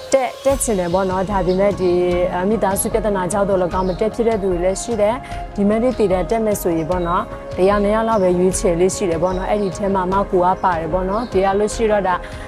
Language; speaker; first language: Burmese; non-native, local second language; S'gaw Karen